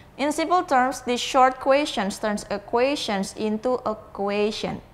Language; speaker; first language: English; non-native, fluent; Indonesian